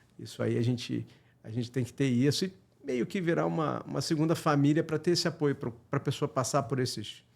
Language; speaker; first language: Portuguese; native; Portuguese